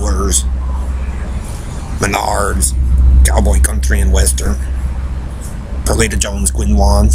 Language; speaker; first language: English; native; English